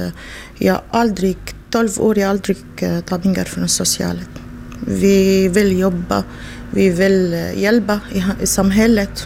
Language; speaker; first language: Swedish; non-native, learner; Arabic